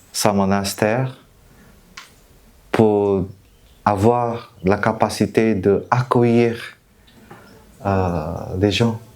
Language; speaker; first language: French; non-native, fluent; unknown